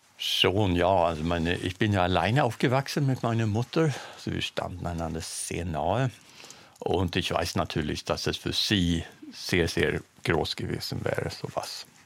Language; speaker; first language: German; non-native, fluent; Swedish